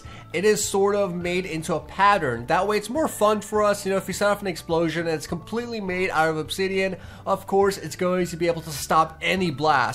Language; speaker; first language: English; native; English